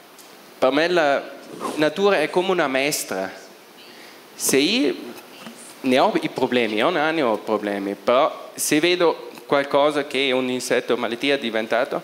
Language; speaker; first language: Italian; non-native, local second language; German